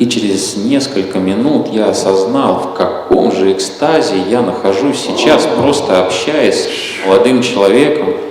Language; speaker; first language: Russian; native; Russian